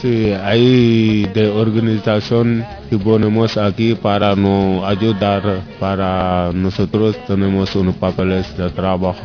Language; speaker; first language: Spanish; non-native, learner; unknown